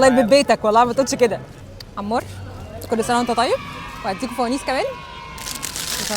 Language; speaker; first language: Arabic; native; Arabic